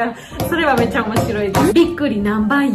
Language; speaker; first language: Japanese; non-native, fluent; Georgian